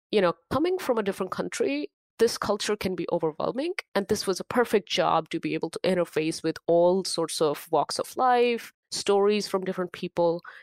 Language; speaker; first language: English; non-native, local second language; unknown